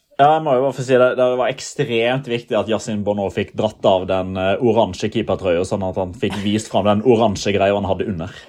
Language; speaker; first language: Norwegian; native; Norwegian